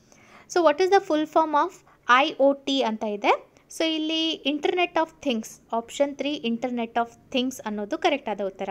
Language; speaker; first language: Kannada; native; Kannada